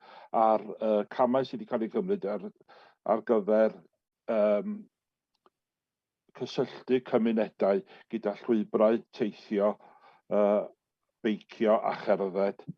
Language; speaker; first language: Welsh; native; Welsh